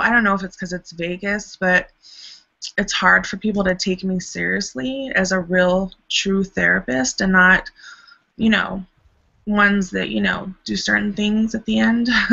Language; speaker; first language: English; native; English